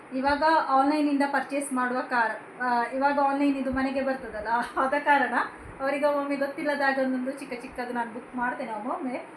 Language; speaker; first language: Kannada; native; Kannada